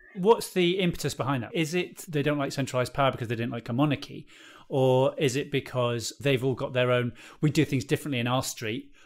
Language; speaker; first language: English; native; English